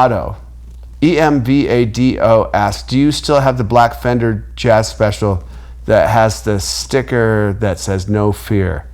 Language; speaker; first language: English; native; English